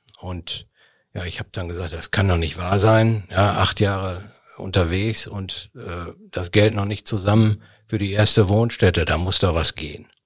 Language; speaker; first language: German; native; German